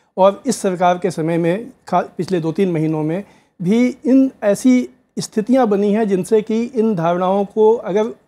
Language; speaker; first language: Hindi; native; Hindi